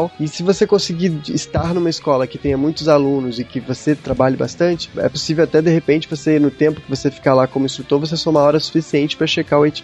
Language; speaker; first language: Portuguese; native; Portuguese